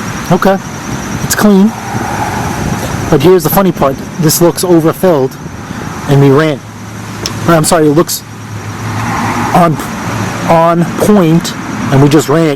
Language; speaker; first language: English; native; English